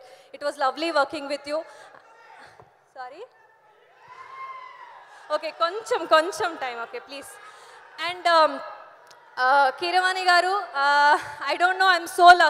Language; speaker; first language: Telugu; non-native, learner; Kannada